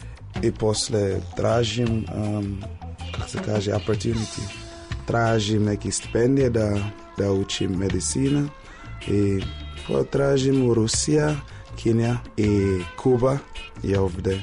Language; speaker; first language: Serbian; non-native, learner; English